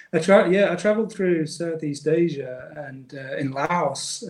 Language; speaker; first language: English; native; English